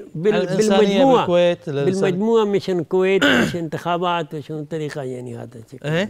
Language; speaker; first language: Arabic; non-native, fluent; Urdu